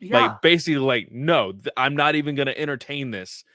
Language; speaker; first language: English; native; English